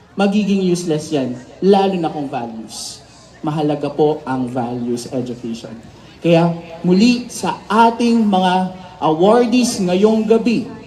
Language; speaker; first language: Filipino; native; Filipino